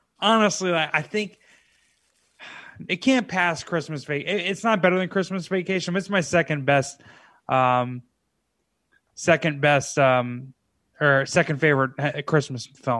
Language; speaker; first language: English; native; English